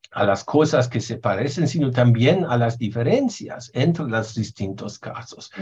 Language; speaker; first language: Spanish; non-native, fluent; German